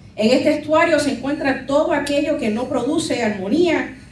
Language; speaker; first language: Spanish; early bilingual, heritage; Spanish